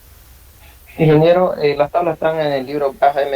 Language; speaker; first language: Spanish; native; Spanish